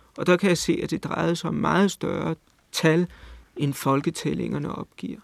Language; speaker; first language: Danish; native; Danish